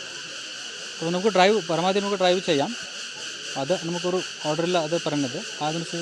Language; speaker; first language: Malayalam; non-native, fluent; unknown